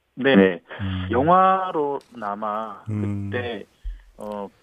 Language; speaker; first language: Korean; native; Korean